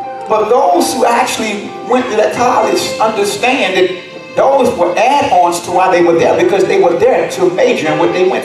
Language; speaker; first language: English; native; English